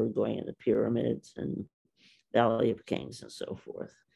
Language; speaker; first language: English; native; English